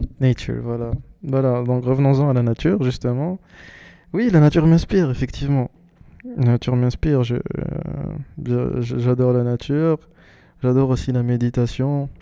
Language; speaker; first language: French; non-native, local second language; Arabic